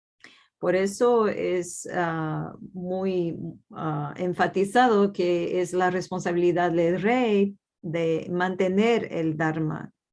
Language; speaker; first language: Spanish; non-native, fluent; Portuguese